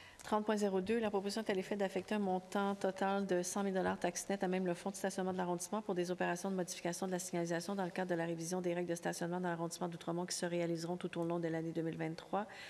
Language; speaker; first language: French; native; French